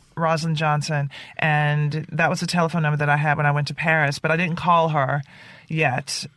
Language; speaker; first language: English; native; English